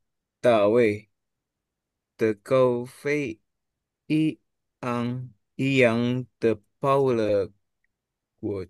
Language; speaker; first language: Chinese; non-native, learner; Indonesian